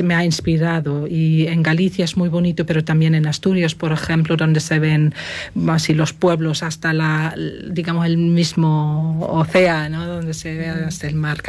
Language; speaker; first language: Spanish; non-native, fluent; German